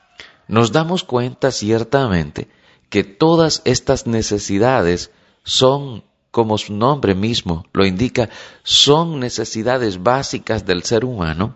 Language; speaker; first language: Spanish; native; Spanish